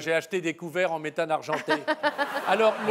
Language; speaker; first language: French; native; French